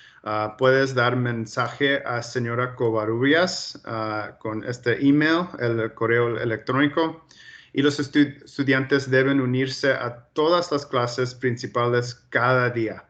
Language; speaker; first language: Spanish; early bilingual, heritage; Spanish